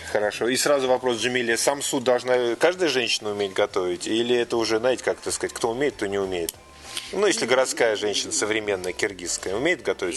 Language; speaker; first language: Russian; native; Russian